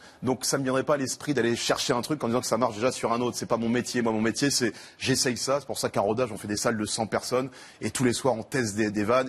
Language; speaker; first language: French; native; French